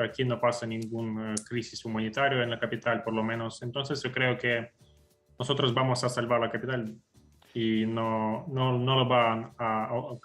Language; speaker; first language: Spanish; non-native, fluent; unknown